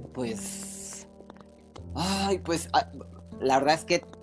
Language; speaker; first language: Spanish; native; Spanish